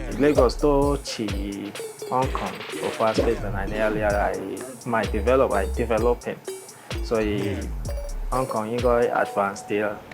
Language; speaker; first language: Cantonese; non-native, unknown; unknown